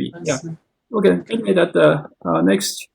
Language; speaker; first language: English; non-native, learner; Japanese